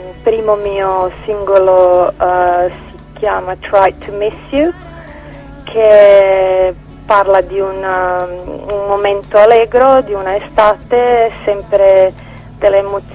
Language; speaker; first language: Italian; non-native, fluent; Croatian